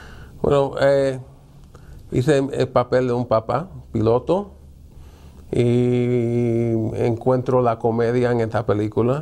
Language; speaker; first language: Spanish; early bilingual, heritage; Spanish